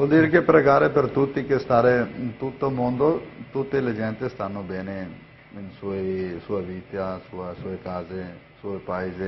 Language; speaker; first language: Italian; non-native, learner; Punjabi